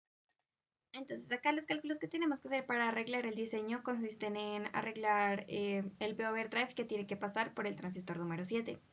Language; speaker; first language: Spanish; native; Spanish